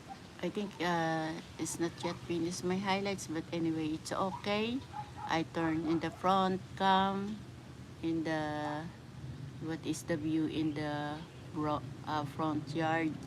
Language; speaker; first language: English; non-native, local second language; Filipino